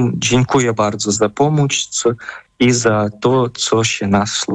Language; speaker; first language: Polish; non-native, fluent; Ukrainian